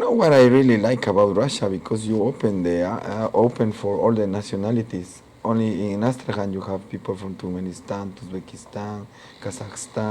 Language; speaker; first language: English; non-native, local second language; Spanish